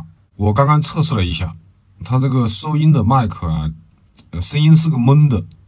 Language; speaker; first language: Chinese; native; Chinese